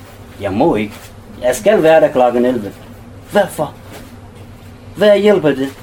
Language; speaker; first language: Danish; non-native, learner; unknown